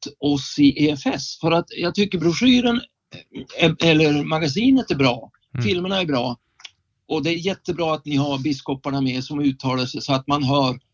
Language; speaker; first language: Swedish; native; Swedish